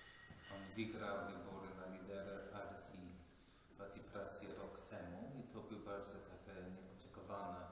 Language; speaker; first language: Polish; non-native, fluent; English